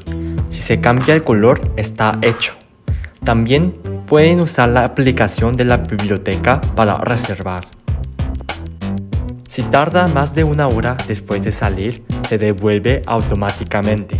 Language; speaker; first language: Spanish; non-native, learner; Korean